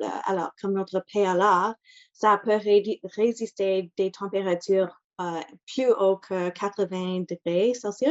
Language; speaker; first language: French; non-native, local second language; English